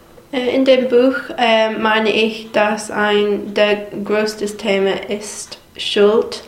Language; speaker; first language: German; non-native, learner; English